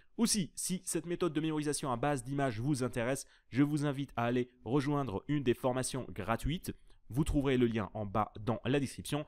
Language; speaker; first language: French; native; French